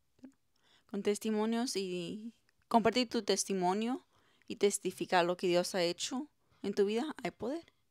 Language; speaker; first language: Spanish; early bilingual, heritage; Spanish